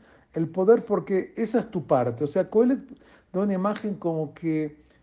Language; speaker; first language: Spanish; native; Spanish